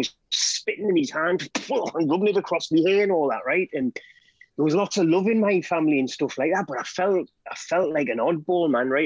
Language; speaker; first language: English; native; English